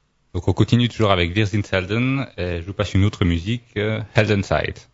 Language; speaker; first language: French; native; French